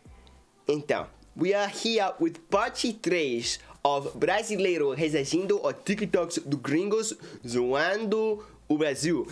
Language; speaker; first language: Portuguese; non-native, learner; English